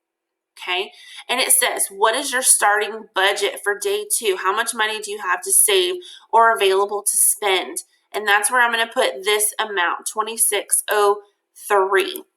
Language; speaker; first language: English; native; English